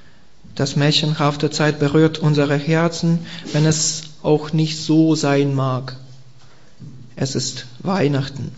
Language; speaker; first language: German; non-native, learner; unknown